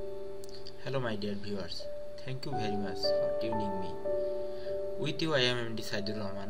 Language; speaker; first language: English; non-native, local second language; Bangla